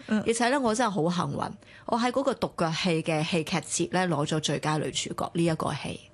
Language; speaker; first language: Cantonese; early bilingual, other home language; Chinese